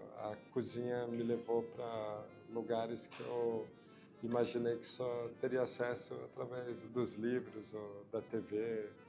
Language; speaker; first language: Portuguese; native; Portuguese